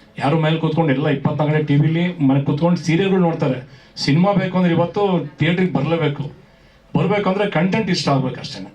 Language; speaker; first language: Kannada; native; Kannada